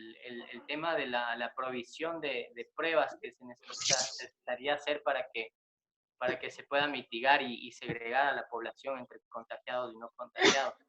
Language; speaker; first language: Spanish; native; Spanish